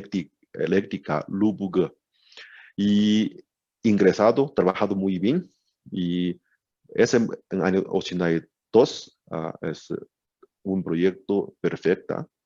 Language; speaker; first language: Spanish; non-native, learner; Chinese